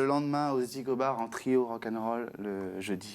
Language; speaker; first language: French; native; French